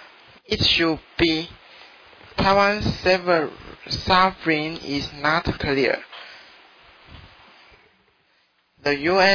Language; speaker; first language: English; non-native, learner; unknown